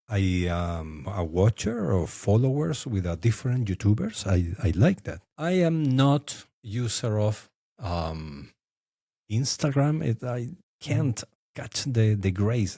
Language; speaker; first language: English; non-native, fluent; Spanish